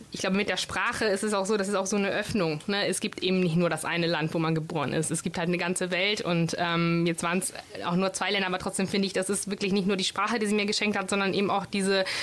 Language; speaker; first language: German; non-native, fluent; Italian